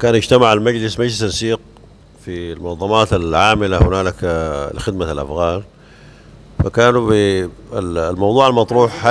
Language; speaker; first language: Arabic; native; Arabic